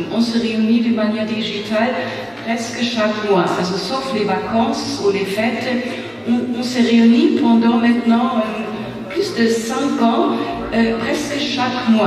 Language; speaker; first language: French; non-native, fluent; German